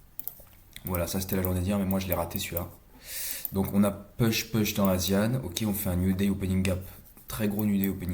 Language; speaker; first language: French; native; French